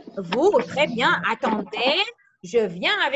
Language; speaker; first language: French; non-native, fluent; Arabic